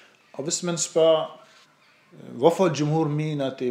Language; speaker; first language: Danish; non-native, fluent; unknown